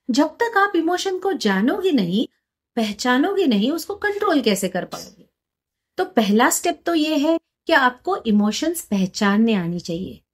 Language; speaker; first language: Hindi; non-native, local second language; Marathi